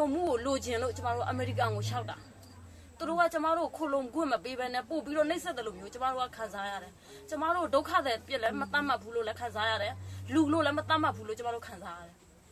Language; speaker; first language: Burmese; native; Burmese